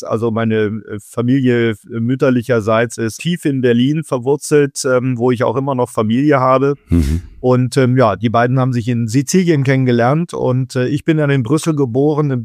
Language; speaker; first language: German; native; German